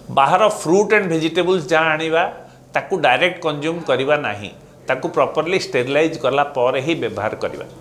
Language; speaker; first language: Odia; non-native, local second language; Hindi